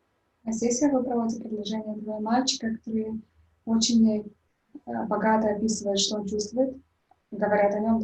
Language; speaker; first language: Russian; native; Russian